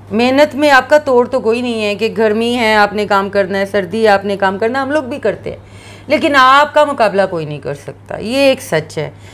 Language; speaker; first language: Urdu; non-native, local second language; Punjabi